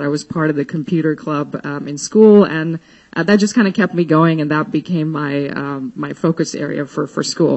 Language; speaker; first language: English; non-native, local second language; Hindi